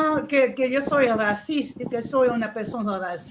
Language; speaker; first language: Spanish; non-native, learner; English